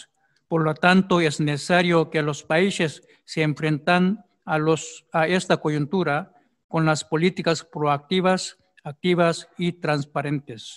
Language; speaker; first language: Spanish; non-native, fluent; Korean